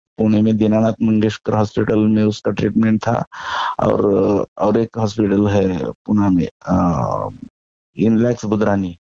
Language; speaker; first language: Hindi; non-native, local second language; Marathi